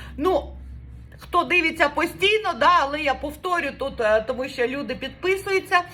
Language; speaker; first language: Ukrainian; non-native, local second language; Russian